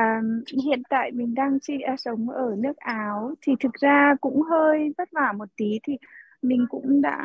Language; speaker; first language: Vietnamese; early bilingual, heritage; Vietnamese